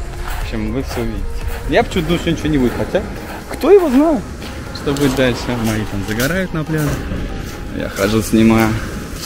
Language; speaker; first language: Russian; native; Russian